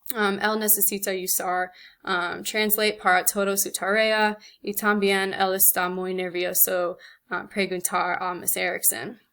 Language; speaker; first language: Spanish; non-native, learner; English